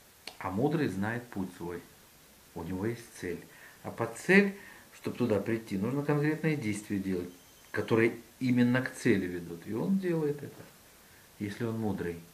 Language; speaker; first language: Russian; native; Russian